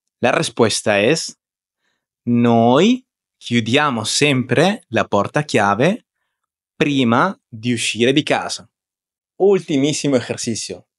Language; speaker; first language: Italian; non-native, fluent; Spanish